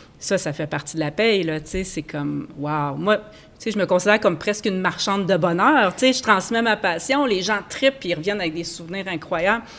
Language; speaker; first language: French; native; French